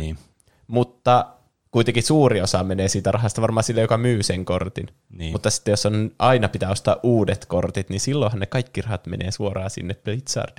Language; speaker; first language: Finnish; native; Finnish